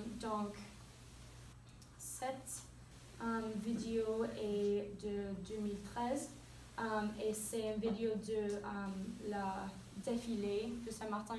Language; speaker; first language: French; non-native, learner; English